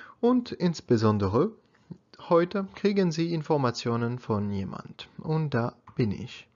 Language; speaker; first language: German; non-native, learner; French